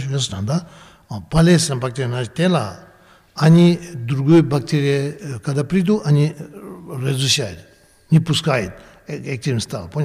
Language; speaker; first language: Russian; non-native, learner; Tibetan